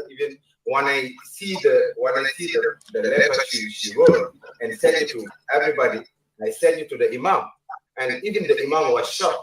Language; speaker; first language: English; non-native, learner; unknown